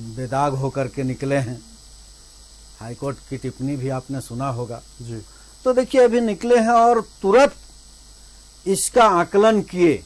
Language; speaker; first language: Hindi; native; Hindi